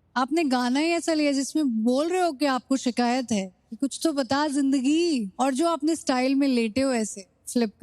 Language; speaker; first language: Hindi; native; Hindi